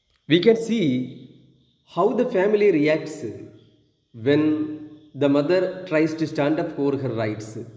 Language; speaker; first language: English; non-native, local second language; Malayalam